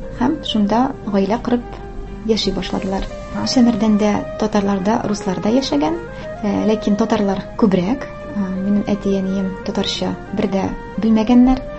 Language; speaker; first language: Tatar; non-native, local second language; Russian